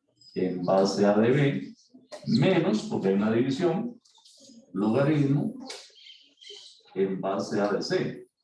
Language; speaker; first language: Spanish; native; Spanish